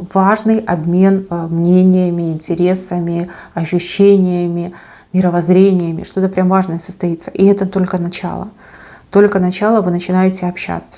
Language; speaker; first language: Russian; native; Russian